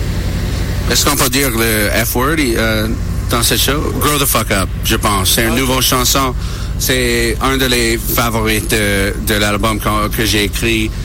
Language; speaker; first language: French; non-native, learner; English